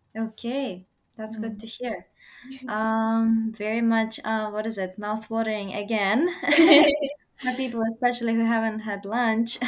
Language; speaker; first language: English; non-native, fluent; Uzbek